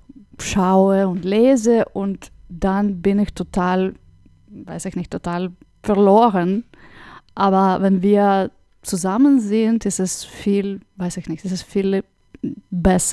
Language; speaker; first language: German; non-native, fluent; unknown